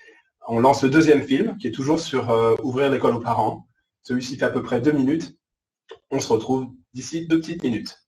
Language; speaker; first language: French; native; French